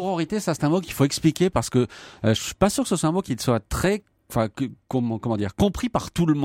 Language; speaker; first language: French; native; French